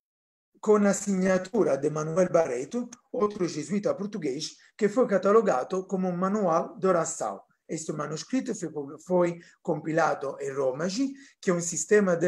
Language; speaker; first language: Portuguese; non-native, fluent; Italian